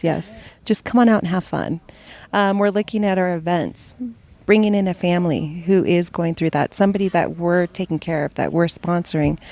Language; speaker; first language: English; native; English